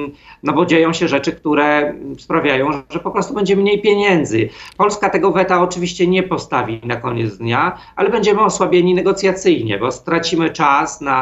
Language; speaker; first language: Polish; native; Polish